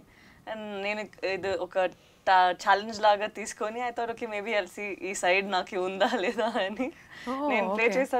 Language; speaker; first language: Telugu; non-native, local second language; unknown